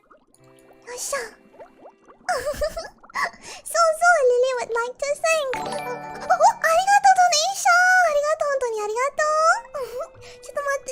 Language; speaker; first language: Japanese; non-native, learner; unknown